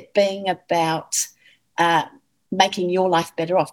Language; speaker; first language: English; native; English